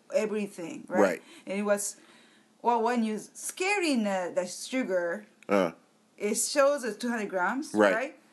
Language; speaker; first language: English; non-native, learner; Japanese